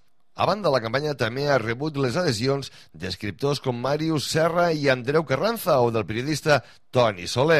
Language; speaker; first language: Catalan; native; Catalan